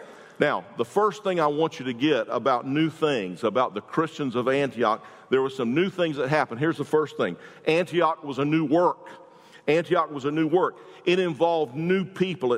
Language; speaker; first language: English; native; English